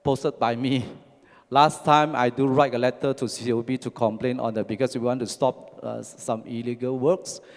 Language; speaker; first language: English; non-native, local second language; Chinese